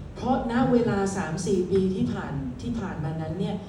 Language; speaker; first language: Thai; early bilingual, other home language; Cantonese